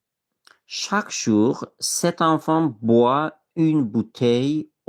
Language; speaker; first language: French; non-native, fluent; Azerbaijani